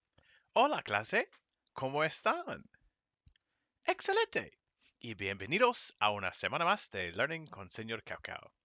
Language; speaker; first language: Spanish; non-native, fluent; English